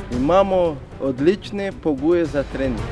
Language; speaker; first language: Slovenian; non-native, learner; Portuguese